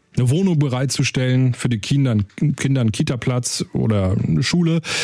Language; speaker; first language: German; native; German